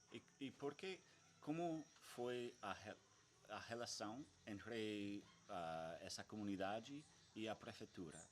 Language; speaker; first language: Portuguese; non-native, learner; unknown